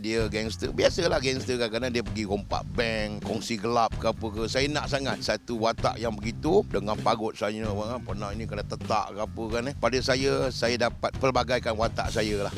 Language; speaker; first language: Malay; native; Malay